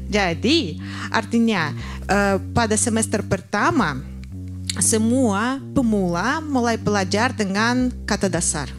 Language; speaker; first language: Indonesian; non-native, fluent; Russian